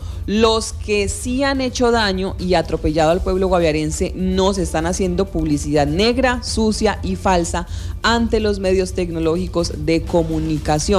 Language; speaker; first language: Spanish; native; Spanish